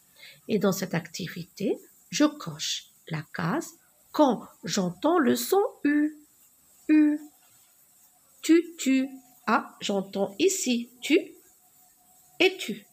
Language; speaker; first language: French; non-native, local second language; Arabic